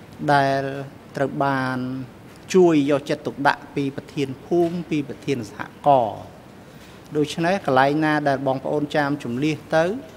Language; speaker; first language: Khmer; native; Khmer